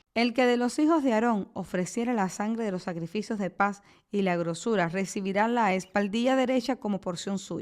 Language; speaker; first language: Spanish; native; Spanish